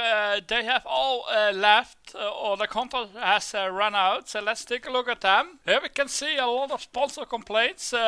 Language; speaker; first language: English; non-native, fluent; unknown